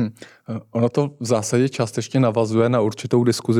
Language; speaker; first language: Czech; native; Czech